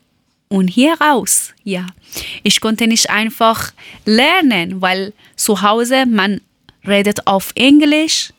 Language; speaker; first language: German; non-native, learner; Persian